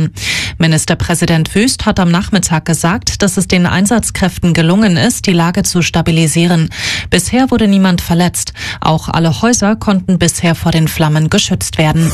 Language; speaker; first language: German; native; German